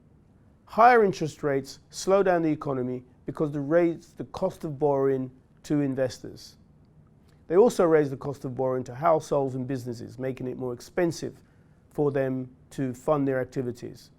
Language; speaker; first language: English; native; English